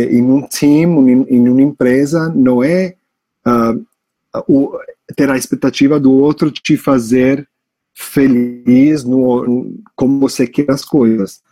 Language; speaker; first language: Portuguese; non-native, fluent; English